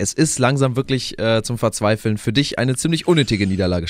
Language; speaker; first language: German; native; German